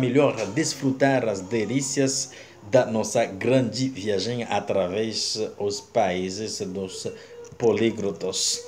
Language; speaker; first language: Portuguese; non-native, learner; Haitian Creole